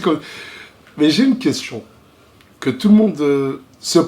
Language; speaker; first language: French; native; French